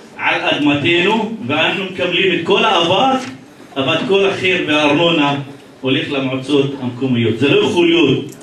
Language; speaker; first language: Hebrew; non-native, local second language; Arabic